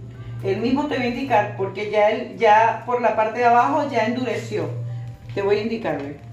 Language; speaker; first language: Spanish; native; Spanish